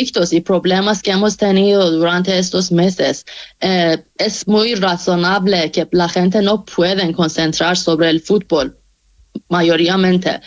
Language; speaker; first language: Spanish; non-native, fluent; Persian